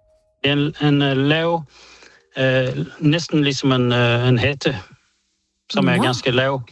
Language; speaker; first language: Danish; early bilingual, heritage; Swedish